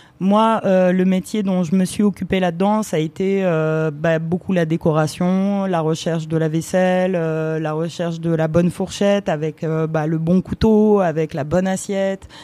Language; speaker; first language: French; early bilingual, other home language; Romanian